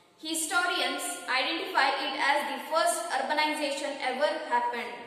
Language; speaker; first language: English; non-native, local second language; Kannada